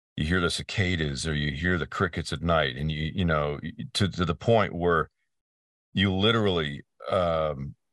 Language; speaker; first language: English; native; English